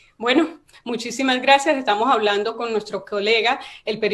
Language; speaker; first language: Spanish; native; Spanish